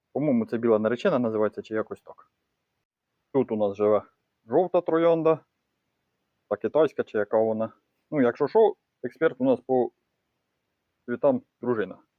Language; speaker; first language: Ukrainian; native; Ukrainian